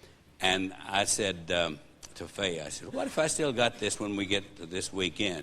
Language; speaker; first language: English; native; English